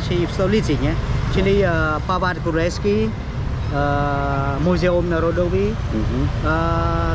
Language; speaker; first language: Polish; non-native, learner; Khmer